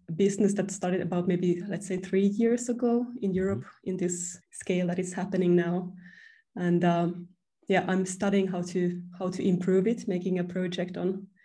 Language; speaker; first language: English; non-native, fluent; Finnish